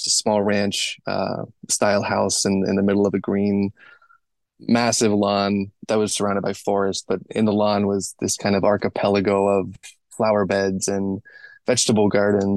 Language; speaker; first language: English; native; English